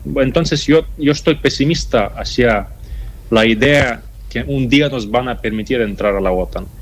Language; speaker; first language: Spanish; non-native, fluent; Ukrainian